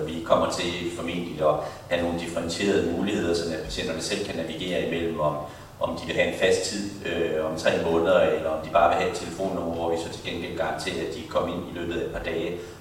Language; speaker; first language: Danish; native; Danish